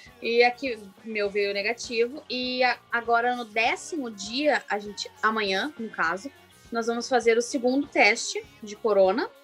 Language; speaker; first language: Portuguese; native; Portuguese